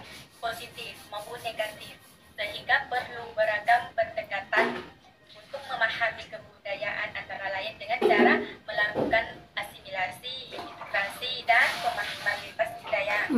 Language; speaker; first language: Indonesian; non-native, fluent; Thai